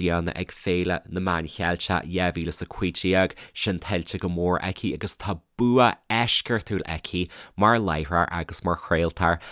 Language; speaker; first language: Irish; native; Irish